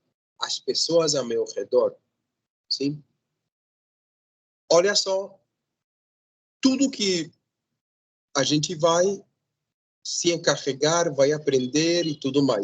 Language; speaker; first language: Portuguese; non-native, fluent; Spanish